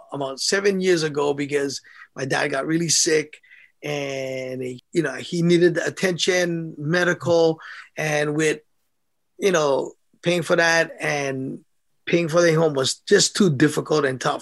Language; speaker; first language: English; native; English